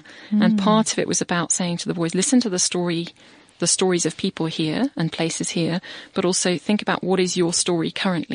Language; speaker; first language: English; native; English